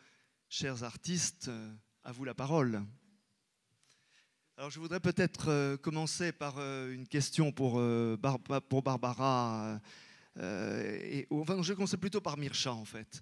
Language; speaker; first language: French; native; French